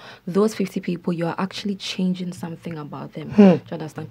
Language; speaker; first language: English; non-native, local second language; Akan